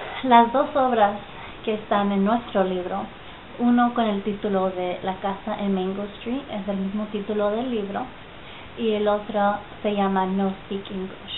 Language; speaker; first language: Spanish; early bilingual, heritage; Spanish